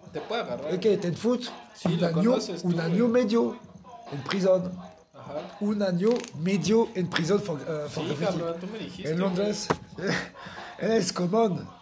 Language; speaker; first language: Spanish; non-native, learner; French